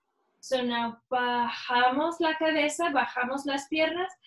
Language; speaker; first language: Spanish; non-native, learner; English